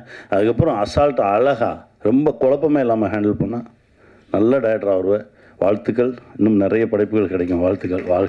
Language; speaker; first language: Tamil; native; Tamil